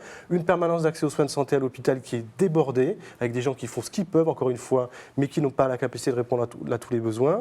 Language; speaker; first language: French; native; French